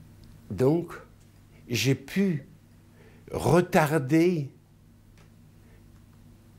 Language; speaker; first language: French; non-native, fluent; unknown